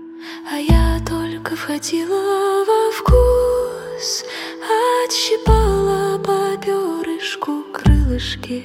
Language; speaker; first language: Russian; native; Russian